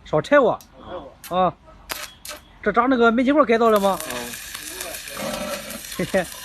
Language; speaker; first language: Chinese; native; Chinese